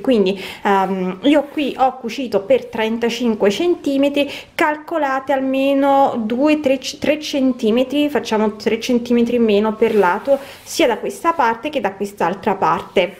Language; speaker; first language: Italian; native; Italian